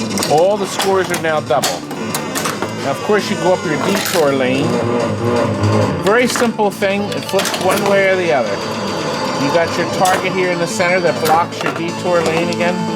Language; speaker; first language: English; native; English